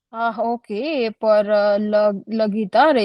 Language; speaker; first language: French; non-native, learner; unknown